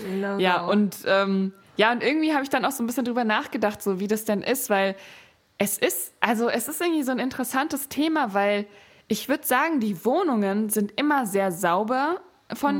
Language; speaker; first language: German; native; German